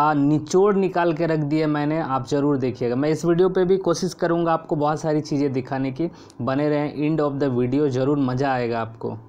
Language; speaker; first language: Hindi; native; Hindi